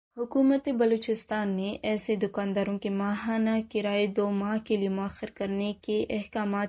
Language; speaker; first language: Urdu; non-native, local second language; Baluchi